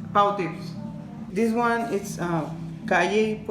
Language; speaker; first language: English; non-native, learner; Spanish